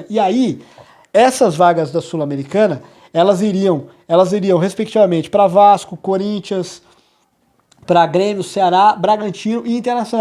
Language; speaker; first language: Portuguese; native; Portuguese